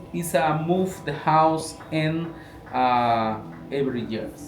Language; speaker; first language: English; non-native, learner; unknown